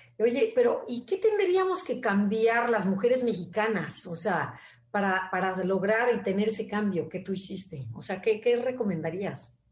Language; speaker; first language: Spanish; native; Spanish